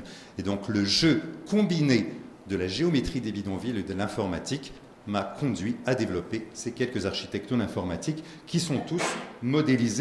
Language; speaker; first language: French; native; French